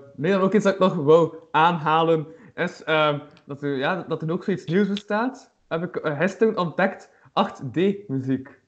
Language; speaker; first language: Dutch; native; Dutch